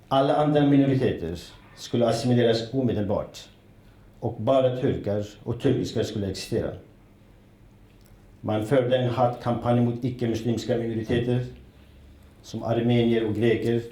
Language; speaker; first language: Swedish; non-native, fluent; Kurdish